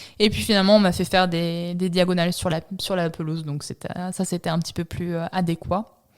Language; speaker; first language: French; early bilingual, other home language; Italian